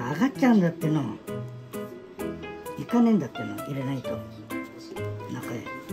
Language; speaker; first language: Japanese; native; Japanese